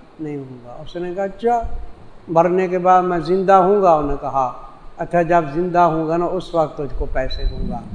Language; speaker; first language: Urdu; non-native, local second language; Saraiki